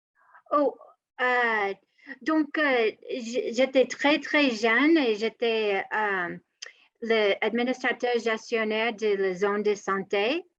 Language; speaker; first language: French; non-native, learner; English